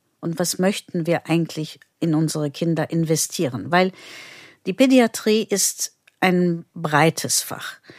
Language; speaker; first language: German; non-native, fluent; Turkish